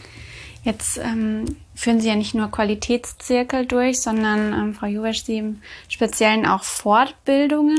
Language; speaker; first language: German; native; German